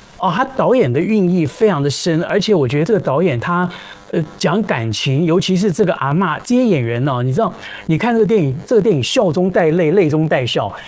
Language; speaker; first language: Chinese; native; Chinese